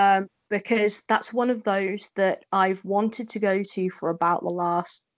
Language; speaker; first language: English; native; English